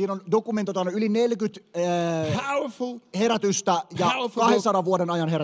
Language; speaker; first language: Finnish; native; Finnish